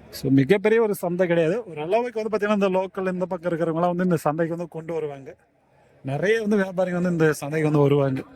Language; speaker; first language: Tamil; native; Tamil